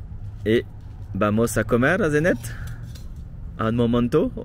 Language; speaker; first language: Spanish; non-native, learner; French